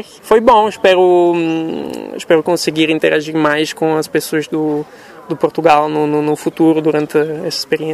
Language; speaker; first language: Portuguese; non-native, fluent; Italian